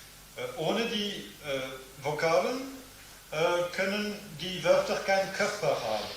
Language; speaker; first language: German; non-native, fluent; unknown